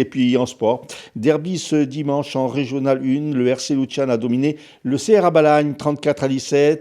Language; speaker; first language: French; native; French